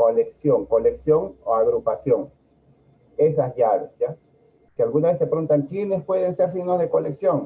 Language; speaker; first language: Spanish; native; Spanish